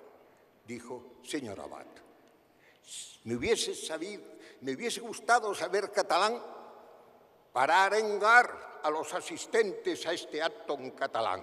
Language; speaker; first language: Spanish; native; Spanish